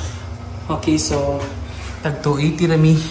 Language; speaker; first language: English; non-native, local second language; Cebuano